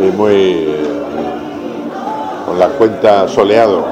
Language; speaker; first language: Spanish; native; Spanish